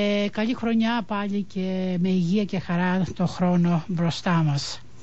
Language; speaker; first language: Greek; native; Greek